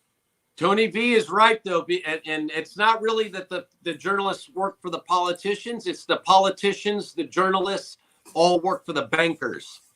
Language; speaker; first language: English; native; English